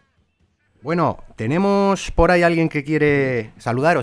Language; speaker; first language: Spanish; native; Spanish